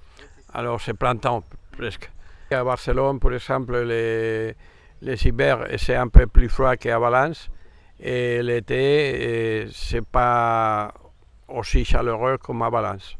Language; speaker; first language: French; non-native, fluent; Spanish